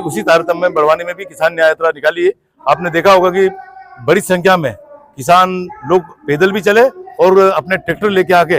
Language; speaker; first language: Hindi; native; Hindi